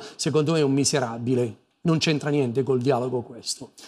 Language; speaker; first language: Italian; native; Italian